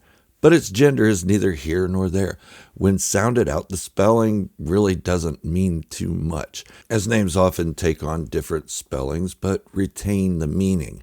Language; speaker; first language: English; native; English